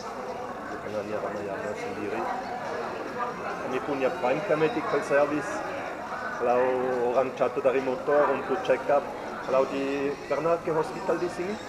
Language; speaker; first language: Indonesian; non-native, fluent; German